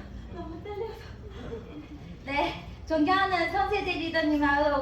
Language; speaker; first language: Korean; non-native, learner; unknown